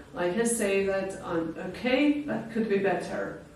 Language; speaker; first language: English; non-native, fluent; Georgian